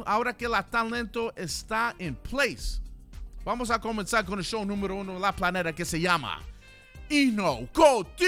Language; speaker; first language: Spanish; early bilingual, heritage; Spanish